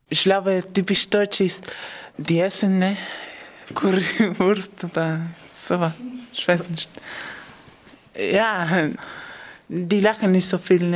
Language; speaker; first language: German; non-native, learner; Spanish